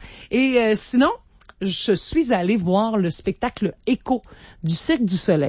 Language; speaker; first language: French; native; French